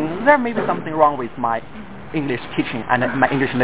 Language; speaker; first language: English; non-native, fluent; Chinese